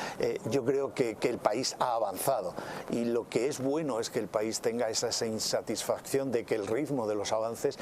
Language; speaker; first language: Spanish; native; Spanish